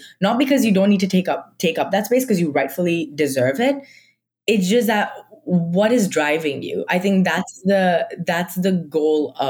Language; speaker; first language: English; non-native, local second language; Marathi